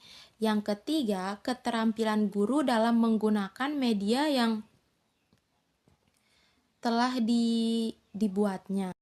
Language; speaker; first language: Indonesian; native; Indonesian